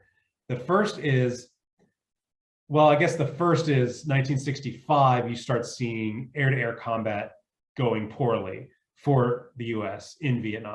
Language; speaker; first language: English; native; English